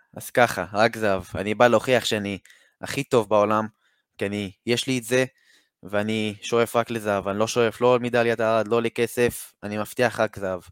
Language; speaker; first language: Hebrew; native; Hebrew